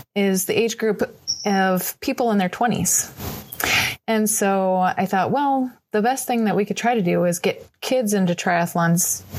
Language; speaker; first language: English; native; English